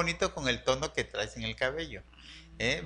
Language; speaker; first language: Spanish; native; Spanish